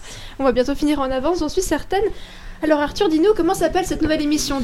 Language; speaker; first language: French; native; French